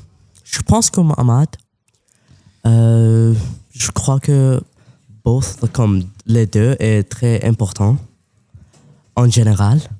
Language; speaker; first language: French; non-native, local second language; English